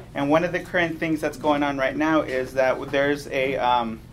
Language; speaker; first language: English; early bilingual, other home language; Spanish